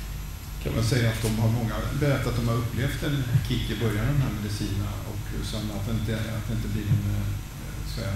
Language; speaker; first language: Swedish; native; Swedish